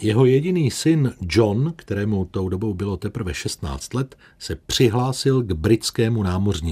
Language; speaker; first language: Czech; native; Czech